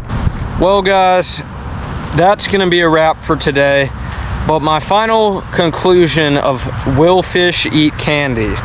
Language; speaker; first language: English; native; English